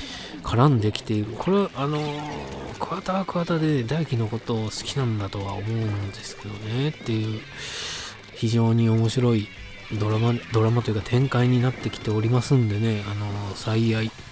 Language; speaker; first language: Japanese; native; Japanese